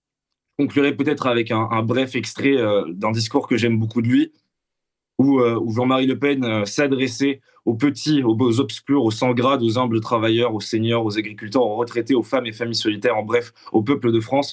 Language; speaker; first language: French; native; French